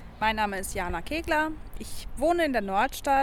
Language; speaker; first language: German; native; German